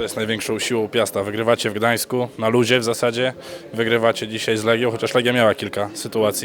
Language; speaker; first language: Polish; native; Polish